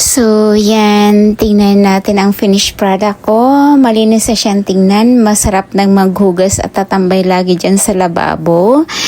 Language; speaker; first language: Filipino; non-native, local second language; Cebuano